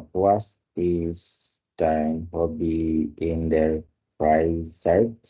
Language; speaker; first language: German; non-native, learner; Indonesian